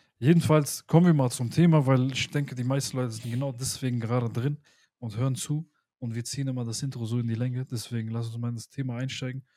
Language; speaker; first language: German; early bilingual, other home language; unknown